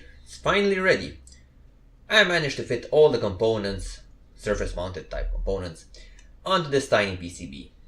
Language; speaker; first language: English; non-native, fluent; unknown